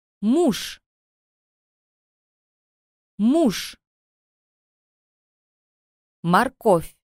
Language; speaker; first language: Russian; non-native, learner; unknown